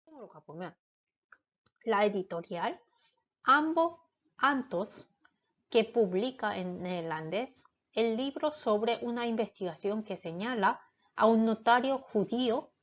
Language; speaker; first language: Spanish; non-native, fluent; Korean